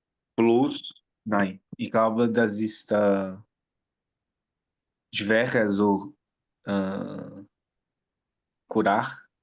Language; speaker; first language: German; non-native, learner; Portuguese